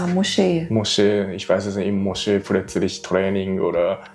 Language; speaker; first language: German; non-native, learner; Japanese